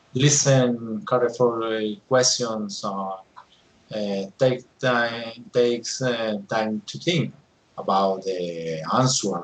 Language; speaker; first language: English; non-native, learner; Spanish